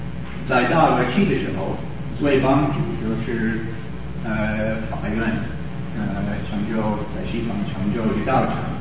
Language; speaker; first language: Chinese; non-native, fluent; English